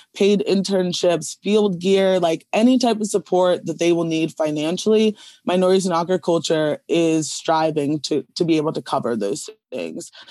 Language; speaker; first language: English; native; English